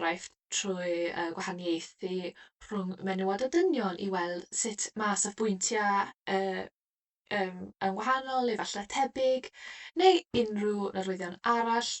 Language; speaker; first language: Welsh; non-native, local second language; English